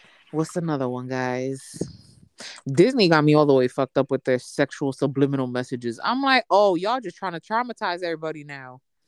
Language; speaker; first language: English; early bilingual, other home language; Spanish